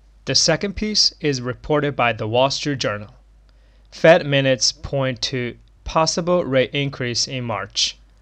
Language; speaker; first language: English; non-native, fluent; Chinese